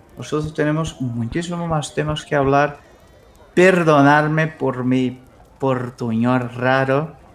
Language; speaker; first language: Spanish; non-native, fluent; Portuguese